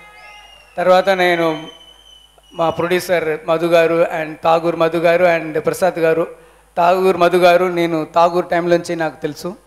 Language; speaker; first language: Telugu; non-native, learner; Tamil